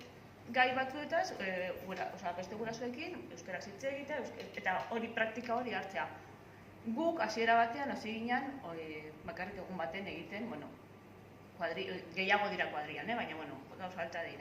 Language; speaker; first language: Basque; non-native, local second language; Spanish